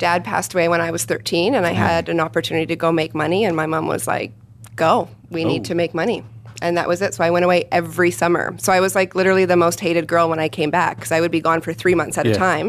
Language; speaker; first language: English; non-native, fluent; Ukrainian